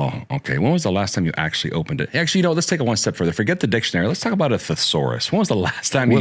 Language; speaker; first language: English; native; English